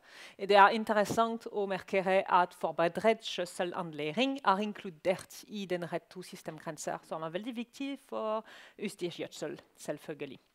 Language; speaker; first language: Norwegian; non-native, learner; French